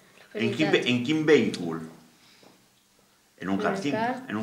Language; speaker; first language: Catalan; native; Catalan